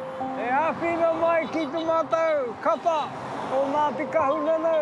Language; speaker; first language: Māori; non-native, local second language; English